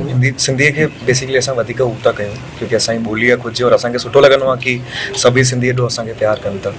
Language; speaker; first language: Sindhi; early bilingual, heritage; Sindhi